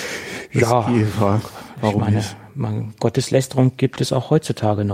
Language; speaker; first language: German; native; German